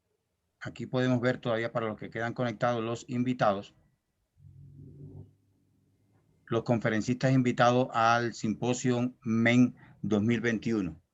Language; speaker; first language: Spanish; native; Spanish